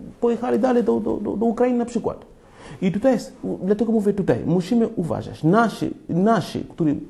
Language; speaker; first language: Polish; non-native, fluent; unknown